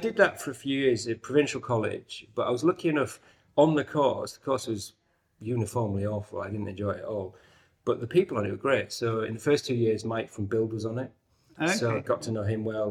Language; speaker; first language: English; native; English